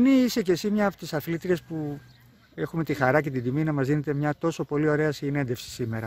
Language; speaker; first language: Greek; native; Greek